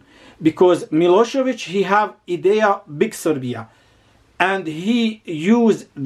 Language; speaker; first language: English; non-native, learner; Arabic